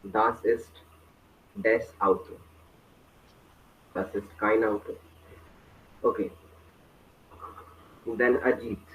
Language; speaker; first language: German; non-native, learner; Hindi